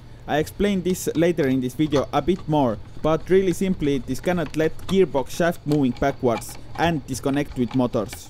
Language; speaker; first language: English; non-native, fluent; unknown